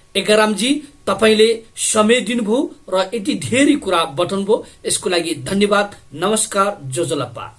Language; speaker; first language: Nepali; non-native, local second language; Newari